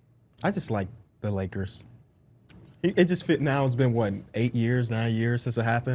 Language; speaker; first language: English; native; English